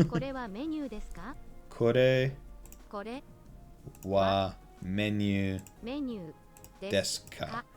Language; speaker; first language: Japanese; non-native, learner; English